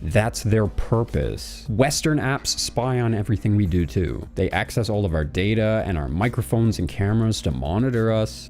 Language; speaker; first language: English; native; English